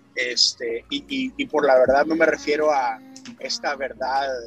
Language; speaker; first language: Spanish; native; Spanish